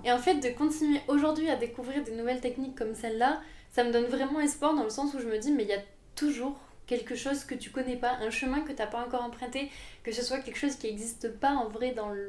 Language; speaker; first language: French; native; French